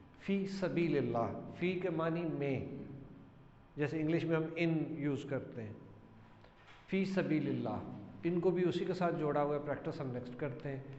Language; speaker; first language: Urdu; non-native, local second language; Punjabi